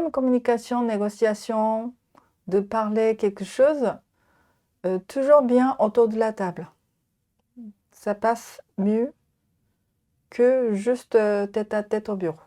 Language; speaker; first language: French; non-native, fluent; Japanese